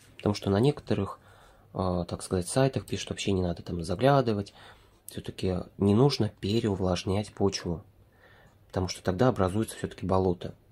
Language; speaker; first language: Russian; native; Russian